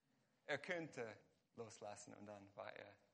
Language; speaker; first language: German; non-native, fluent; Hungarian